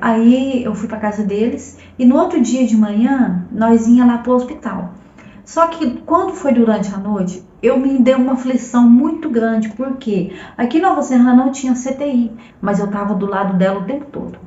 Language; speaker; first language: Portuguese; native; Portuguese